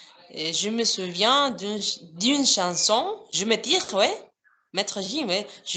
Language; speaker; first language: French; non-native, fluent; Spanish